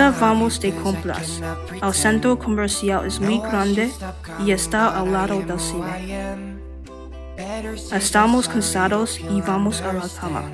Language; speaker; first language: Spanish; non-native, learner; English